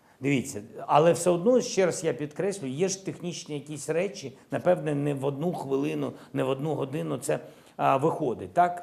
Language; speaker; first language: Ukrainian; non-native, local second language; Russian